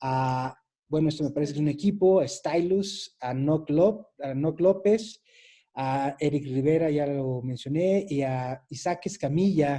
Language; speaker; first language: Spanish; native; Spanish